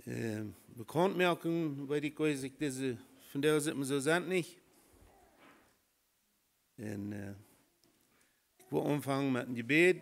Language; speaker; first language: German; non-native, learner; Low German